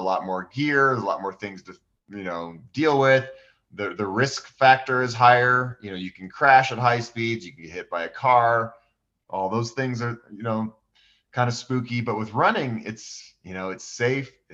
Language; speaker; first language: English; native; English